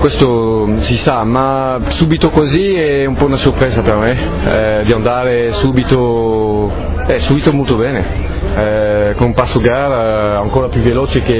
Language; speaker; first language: Italian; non-native, learner; French